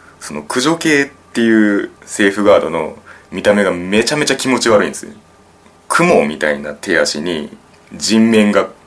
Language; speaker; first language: Japanese; native; Japanese